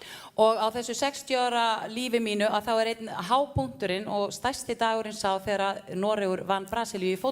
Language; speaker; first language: Icelandic; native; Icelandic